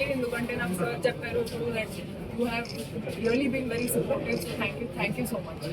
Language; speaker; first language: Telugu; non-native, fluent; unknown